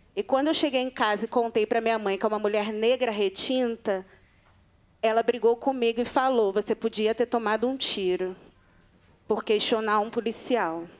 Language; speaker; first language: Portuguese; native; Portuguese